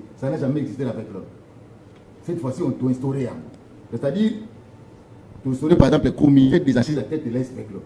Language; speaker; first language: French; non-native, local second language; Lingala